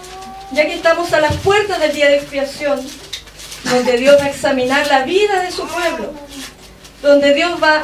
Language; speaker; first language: Spanish; native; Spanish